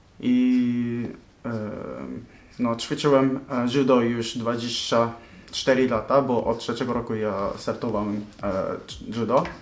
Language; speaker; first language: Polish; non-native, learner; Japanese